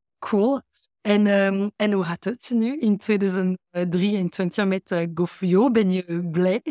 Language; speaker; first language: Dutch; non-native, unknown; French